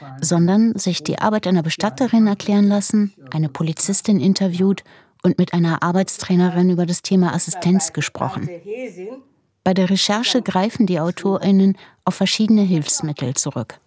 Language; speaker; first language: German; native; German